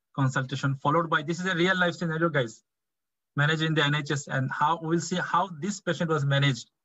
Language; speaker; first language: English; non-native, local second language; Bangla